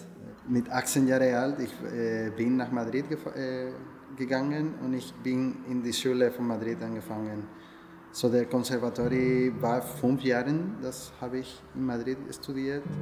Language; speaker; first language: German; non-native, learner; Spanish